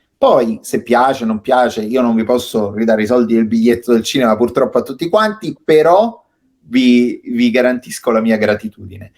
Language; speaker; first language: Italian; native; Italian